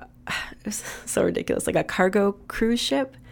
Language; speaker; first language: English; native; English